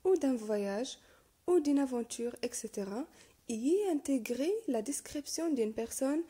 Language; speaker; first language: French; non-native, local second language; Arabic